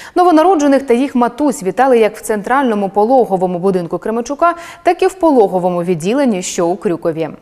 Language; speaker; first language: Ukrainian; native; Ukrainian